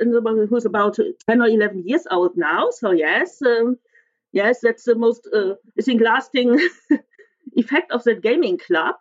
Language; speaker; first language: English; non-native, fluent; German